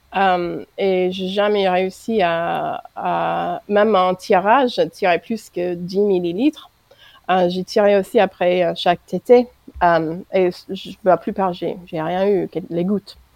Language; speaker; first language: French; non-native, fluent; English